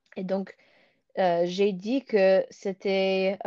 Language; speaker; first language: French; non-native, learner; English